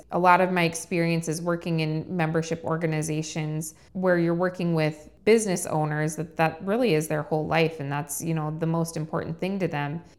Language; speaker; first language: English; native; English